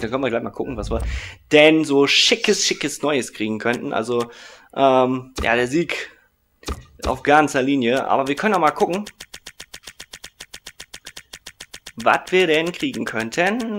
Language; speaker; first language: German; native; German